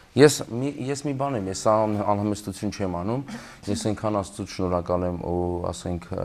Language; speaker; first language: Armenian; native; Armenian